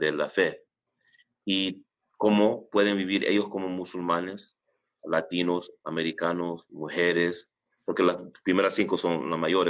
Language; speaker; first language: Spanish; early bilingual, heritage; English